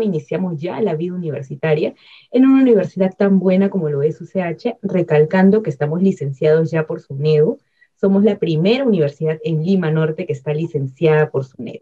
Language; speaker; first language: Spanish; native; Spanish